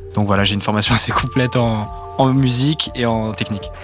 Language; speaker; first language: French; early bilingual, other home language; Serbian